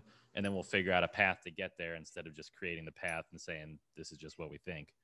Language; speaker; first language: English; native; English